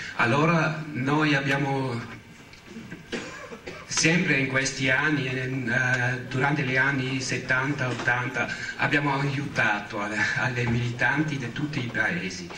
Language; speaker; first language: Italian; non-native, learner; Swiss German